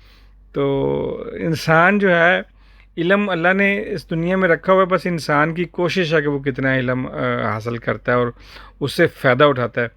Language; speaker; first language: Urdu; native; Urdu